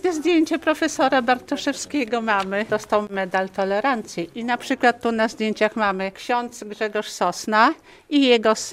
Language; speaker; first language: Polish; native; Polish